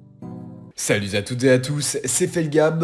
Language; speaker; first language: French; native; French